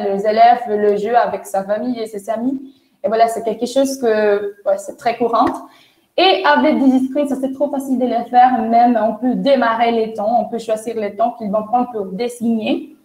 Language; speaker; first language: French; non-native, fluent; Spanish